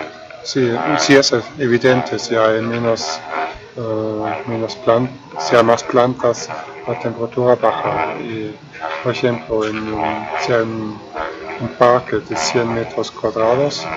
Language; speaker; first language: Spanish; non-native, fluent; German